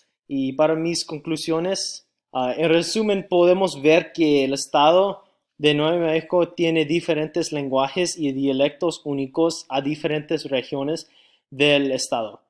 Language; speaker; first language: Spanish; non-native, learner; English